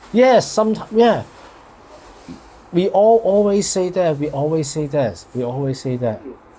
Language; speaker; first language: English; non-native, learner; Cantonese